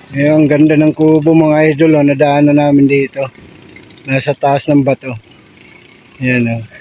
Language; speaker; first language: Filipino; native; Filipino